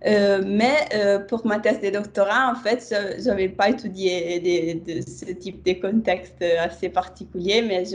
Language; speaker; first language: French; non-native, fluent; Italian